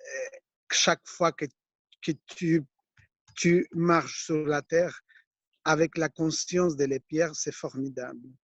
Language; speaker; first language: French; non-native, fluent; Spanish